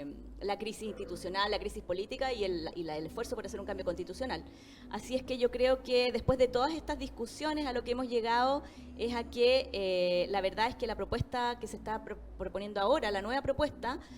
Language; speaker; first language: Spanish; native; Spanish